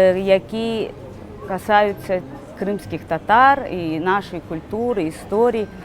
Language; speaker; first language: Ukrainian; non-native, fluent; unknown